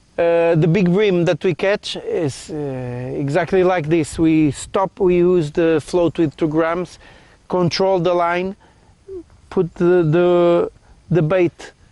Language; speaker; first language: English; non-native, fluent; Portuguese